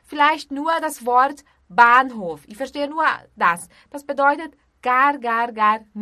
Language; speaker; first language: German; non-native, fluent; Portuguese